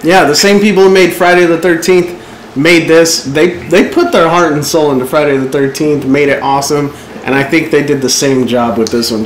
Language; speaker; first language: English; native; English